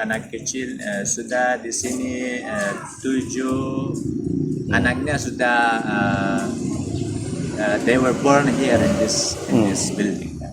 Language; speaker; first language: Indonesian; non-native, learner; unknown